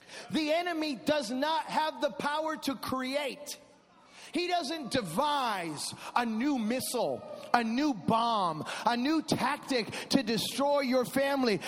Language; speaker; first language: English; early bilingual, other home language; Spanish